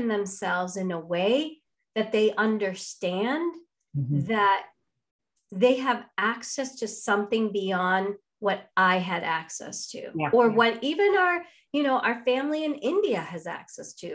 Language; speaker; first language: English; non-native, fluent; Spanish